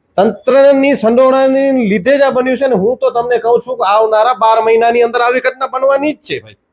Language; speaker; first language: Gujarati; native; Gujarati